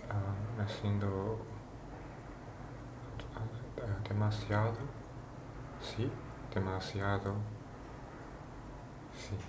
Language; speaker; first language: Spanish; non-native, learner; Chinese